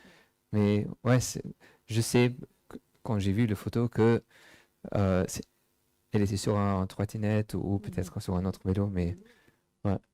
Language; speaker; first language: French; non-native, fluent; English